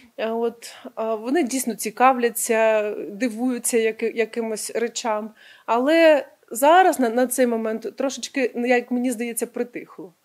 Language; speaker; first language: Ukrainian; non-native, local second language; Russian